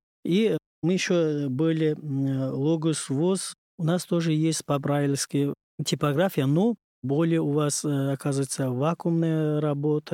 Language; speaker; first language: Russian; non-native, learner; Uzbek